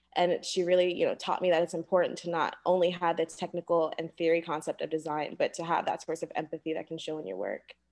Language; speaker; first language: English; native; English